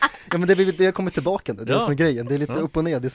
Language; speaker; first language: Swedish; native; Swedish